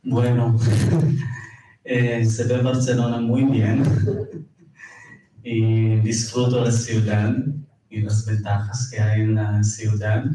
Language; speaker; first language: Spanish; non-native, fluent; Hebrew